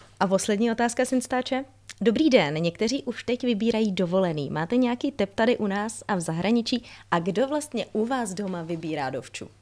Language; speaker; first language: Czech; native; Czech